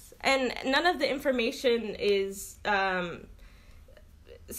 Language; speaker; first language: English; early bilingual, other home language; Arabic